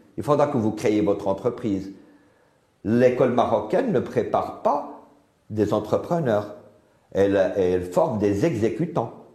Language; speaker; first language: French; non-native, local second language; Arabic